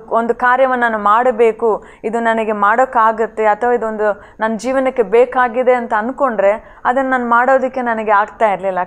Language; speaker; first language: Kannada; native; Kannada